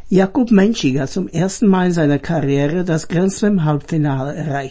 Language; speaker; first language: German; native; German